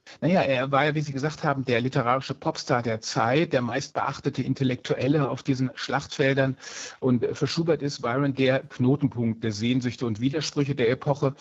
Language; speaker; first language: German; native; German